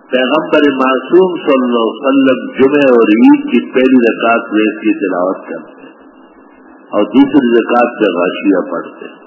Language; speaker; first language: Urdu; non-native, local second language; Pashto